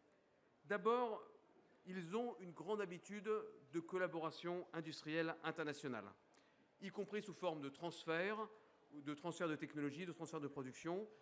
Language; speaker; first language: French; native; French